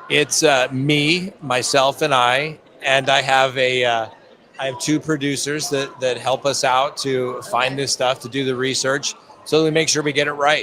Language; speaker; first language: English; native; English